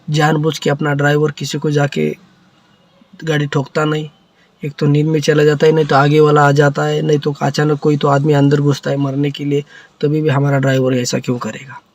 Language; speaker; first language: Hindi; non-native, local second language; Marathi